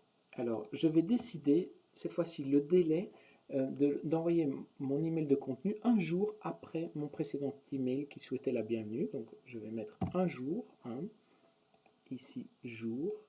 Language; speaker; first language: French; native; French